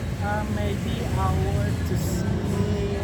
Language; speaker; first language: English; non-native, learner; Indonesian